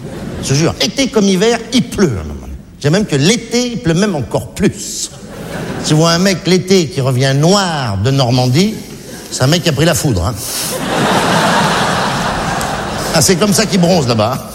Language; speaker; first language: French; native; French